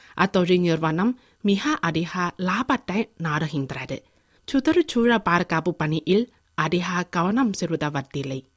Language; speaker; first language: Tamil; non-native, fluent; Chinese